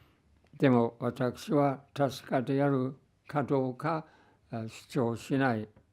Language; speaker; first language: Japanese; non-native, fluent; English